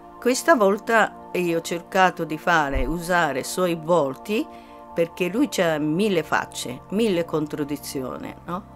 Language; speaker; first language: Italian; non-native, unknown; Japanese